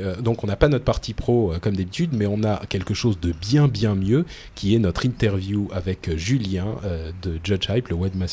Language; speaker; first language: French; native; French